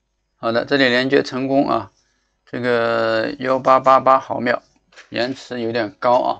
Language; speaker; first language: Chinese; native; Chinese